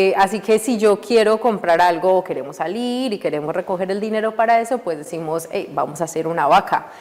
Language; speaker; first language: Spanish; native; Spanish